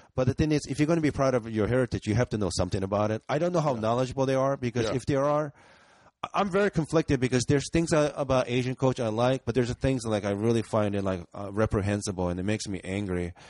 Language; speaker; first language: English; early bilingual, other home language; Japanese